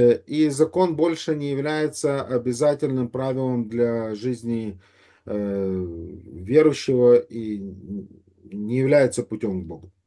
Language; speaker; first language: Russian; native; Russian